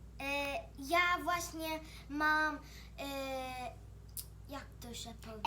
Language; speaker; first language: Polish; early bilingual, heritage; Polish